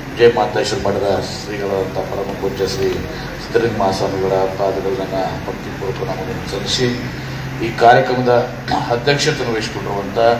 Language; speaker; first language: Kannada; native; Kannada